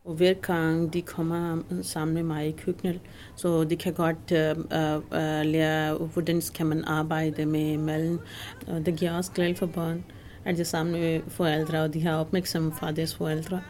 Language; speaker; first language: Danish; non-native, fluent; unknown